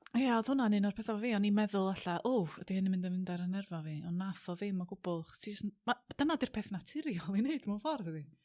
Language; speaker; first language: Welsh; native; Welsh